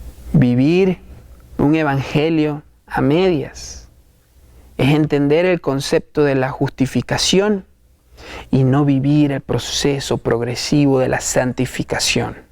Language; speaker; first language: Spanish; native; Spanish